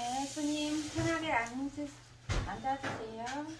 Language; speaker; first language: Korean; non-native, learner; Vietnamese